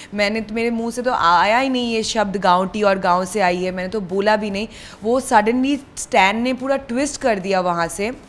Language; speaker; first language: Hindi; non-native, local second language; Bangla